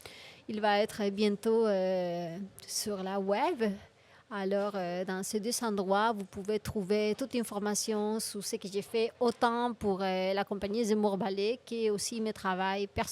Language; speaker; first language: French; non-native, fluent; Spanish